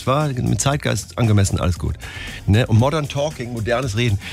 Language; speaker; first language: German; native; German